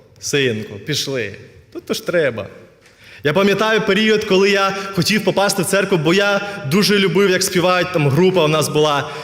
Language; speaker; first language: Ukrainian; non-native, local second language; Russian